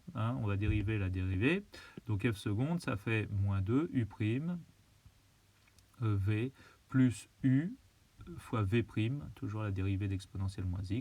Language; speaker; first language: French; native; French